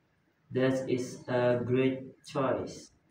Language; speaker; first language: English; non-native, learner; Indonesian